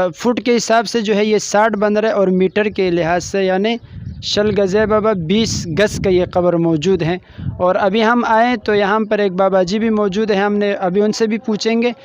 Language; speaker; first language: Urdu; non-native, local second language; Pashto